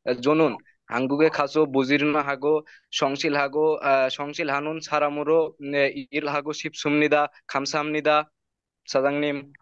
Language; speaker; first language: Korean; non-native, learner; Bangla